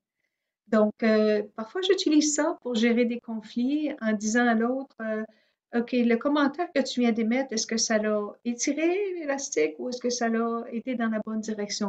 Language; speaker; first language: French; native; French